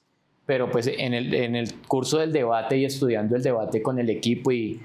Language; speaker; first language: Spanish; native; Spanish